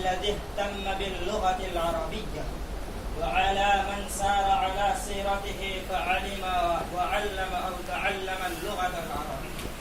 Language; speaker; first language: Arabic; non-native, learner; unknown